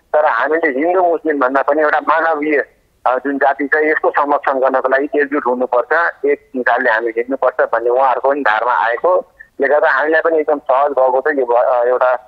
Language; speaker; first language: Nepali; non-native, local second language; Maithili